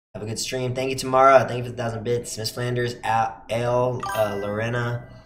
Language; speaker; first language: English; native; English